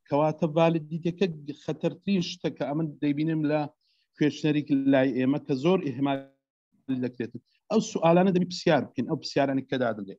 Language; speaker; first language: Central Kurdish; native; Central Kurdish